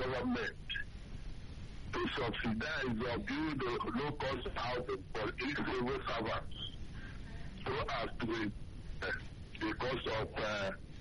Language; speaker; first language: English; non-native, local second language; Igbo